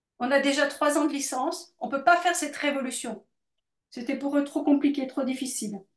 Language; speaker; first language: French; native; French